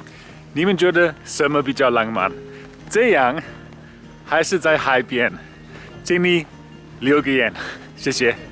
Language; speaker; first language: Chinese; non-native, learner; German